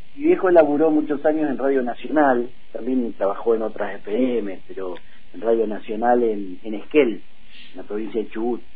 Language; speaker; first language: Spanish; native; Spanish